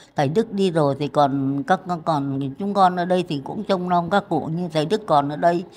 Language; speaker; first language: Vietnamese; native; Vietnamese